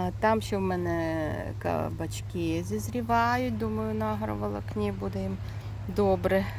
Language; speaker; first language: Ukrainian; non-native, local second language; Russian